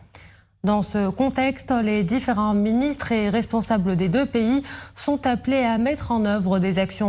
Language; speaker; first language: French; non-native, local second language; Arabic